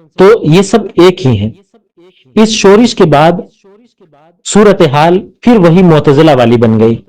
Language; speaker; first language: Urdu; native; Urdu